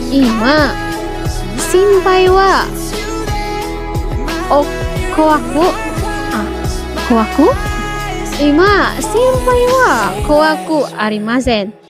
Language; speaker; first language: Japanese; non-native, learner; Indonesian